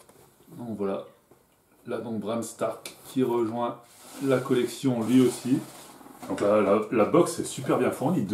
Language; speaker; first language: French; native; French